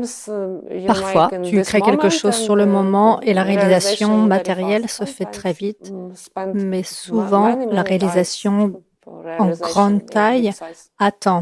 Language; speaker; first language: French; non-native, fluent; Ukrainian